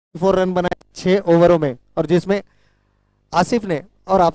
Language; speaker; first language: Hindi; non-native, local second language; Marathi